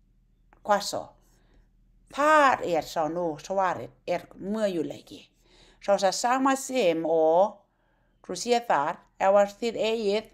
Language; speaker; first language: Icelandic; non-native, learner; Thai